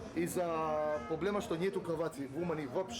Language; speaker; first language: Russian; non-native, learner; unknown